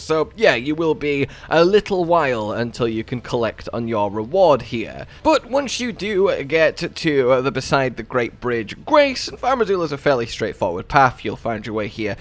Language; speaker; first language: English; native; English